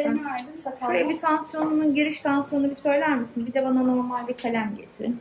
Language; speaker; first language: Turkish; native; Turkish